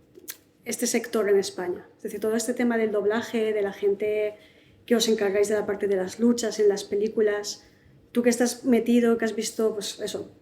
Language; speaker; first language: Spanish; native; Spanish